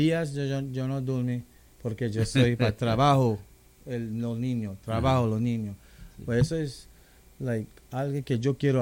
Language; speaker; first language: Spanish; non-native, local second language; English